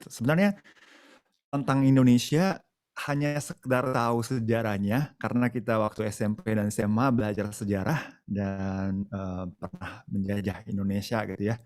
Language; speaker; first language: Indonesian; non-native, fluent; Japanese